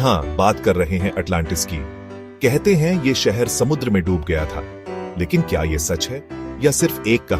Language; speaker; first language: Hindi; native; Hindi